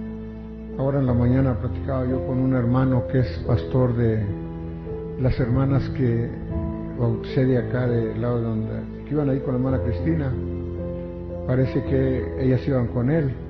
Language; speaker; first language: Spanish; native; Spanish